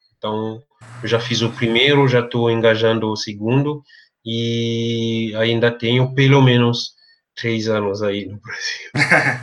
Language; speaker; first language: Portuguese; non-native, fluent; French